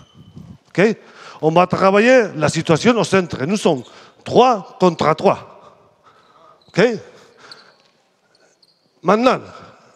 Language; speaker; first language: French; non-native, fluent; Spanish